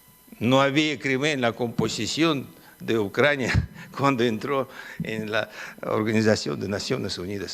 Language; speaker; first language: Spanish; non-native, fluent; Russian